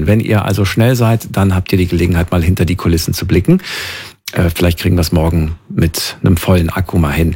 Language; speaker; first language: German; native; German